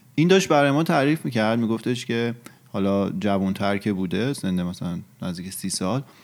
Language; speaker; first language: Persian; native; Persian